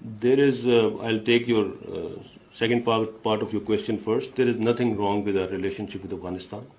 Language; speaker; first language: English; non-native, local second language; Urdu